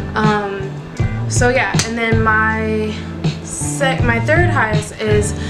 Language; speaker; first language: English; native; English